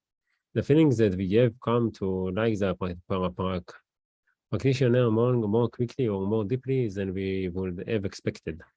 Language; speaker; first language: English; non-native, learner; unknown